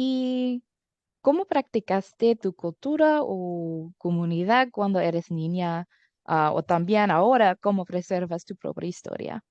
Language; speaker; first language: Spanish; early bilingual, heritage; English